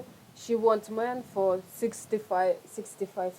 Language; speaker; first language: English; non-native, learner; Russian